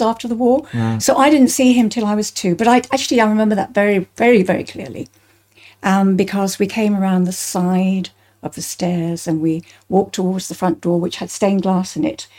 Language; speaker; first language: English; native; English